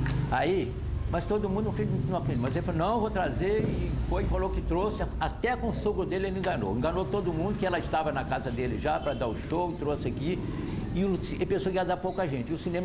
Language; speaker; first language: Portuguese; native; Portuguese